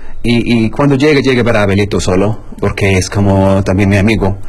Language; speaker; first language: Spanish; non-native, learner; Arabic